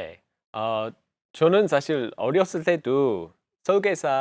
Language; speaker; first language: Korean; non-native, fluent; English